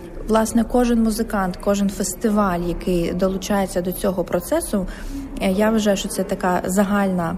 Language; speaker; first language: Ukrainian; native; Ukrainian